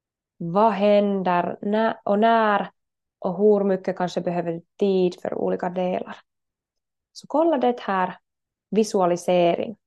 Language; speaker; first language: Swedish; non-native, learner; Finnish